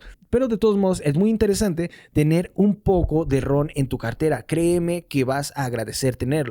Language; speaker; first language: Spanish; native; Spanish